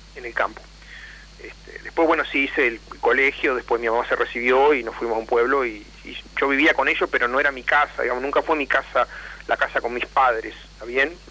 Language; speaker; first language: Spanish; native; Spanish